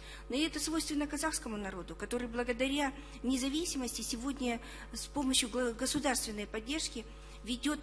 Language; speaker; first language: Russian; native; Russian